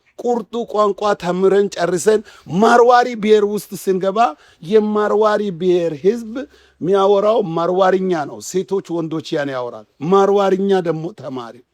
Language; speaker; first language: Amharic; non-native, local second language; Wolaytta